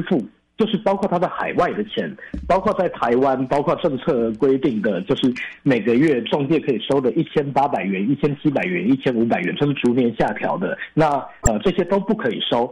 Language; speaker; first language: Chinese; native; Chinese